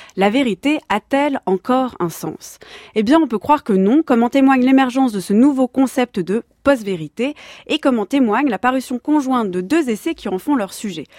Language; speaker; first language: French; native; French